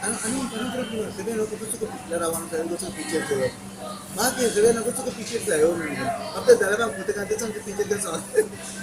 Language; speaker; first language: Filipino; non-native, learner; Persian